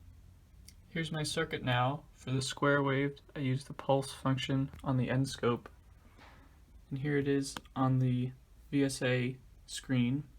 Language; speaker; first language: English; native; English